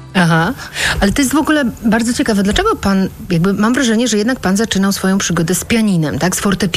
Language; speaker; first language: Polish; native; Polish